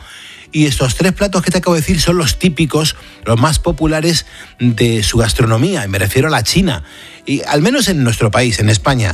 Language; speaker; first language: Spanish; native; Spanish